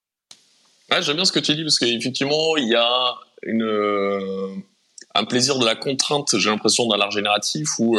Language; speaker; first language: French; native; French